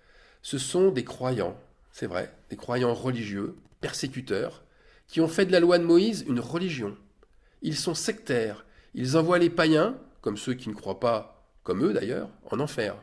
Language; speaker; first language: French; native; French